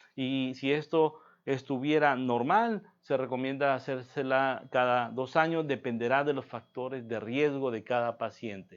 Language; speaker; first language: Spanish; native; Spanish